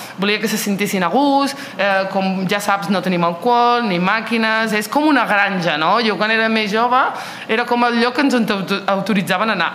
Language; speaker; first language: Catalan; early bilingual, other home language; Riffian